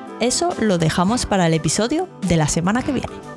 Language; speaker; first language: Spanish; native; Spanish